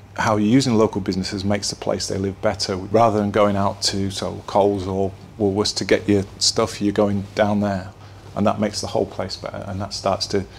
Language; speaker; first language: English; native; English